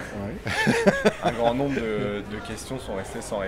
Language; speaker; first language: French; native; French